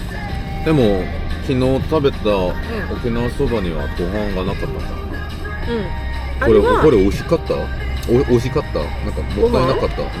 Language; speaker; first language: Japanese; non-native, fluent; Korean